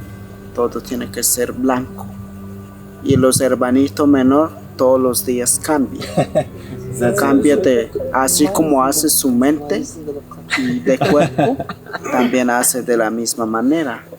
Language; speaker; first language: Spanish; non-native, local second language; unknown